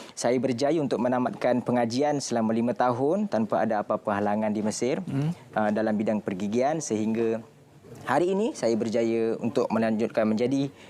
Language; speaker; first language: Malay; early bilingual, other home language; Indonesian